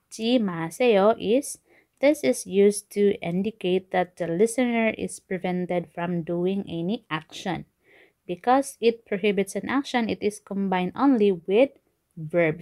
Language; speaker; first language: English; non-native, local second language; Filipino